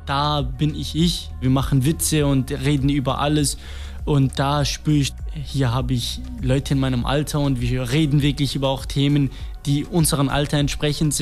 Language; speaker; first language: German; non-native, fluent; Kurdish